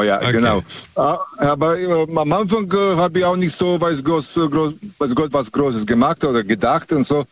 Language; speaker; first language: German; native; German